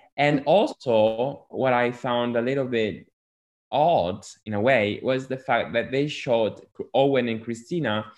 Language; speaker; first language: English; non-native, fluent; Italian